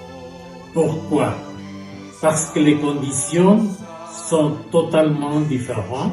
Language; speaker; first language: French; non-native, fluent; Spanish